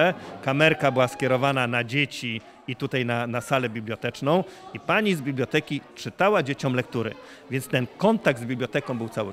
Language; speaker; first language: Polish; native; Polish